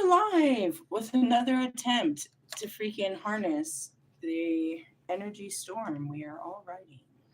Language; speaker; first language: English; native; English